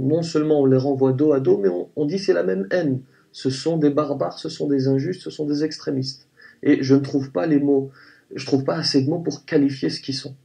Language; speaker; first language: French; native; French